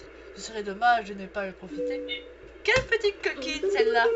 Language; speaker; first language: French; native; French